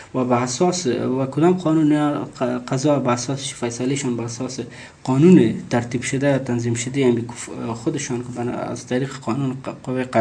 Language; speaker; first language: Persian; native; Persian